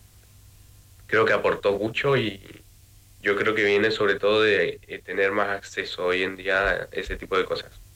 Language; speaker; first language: Spanish; native; Spanish